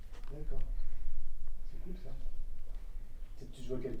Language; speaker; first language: French; native; French